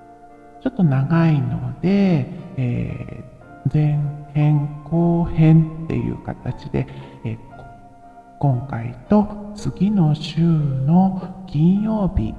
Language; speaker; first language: Japanese; native; Japanese